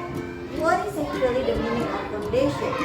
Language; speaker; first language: English; non-native, learner; Indonesian